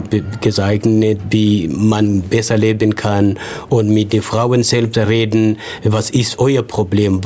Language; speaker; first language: German; non-native, fluent; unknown